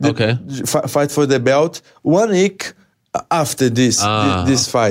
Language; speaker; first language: English; non-native, learner; Portuguese